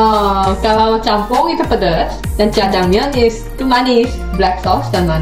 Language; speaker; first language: Indonesian; non-native, fluent; Korean